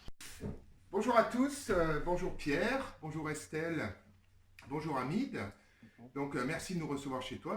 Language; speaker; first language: French; native; French